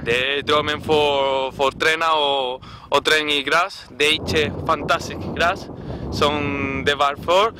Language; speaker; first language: Norwegian; non-native, learner; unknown